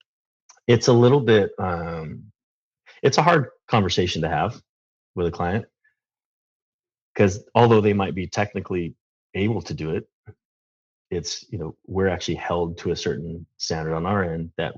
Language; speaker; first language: English; native; English